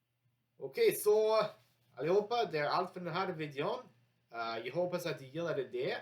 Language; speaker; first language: Swedish; non-native, learner; English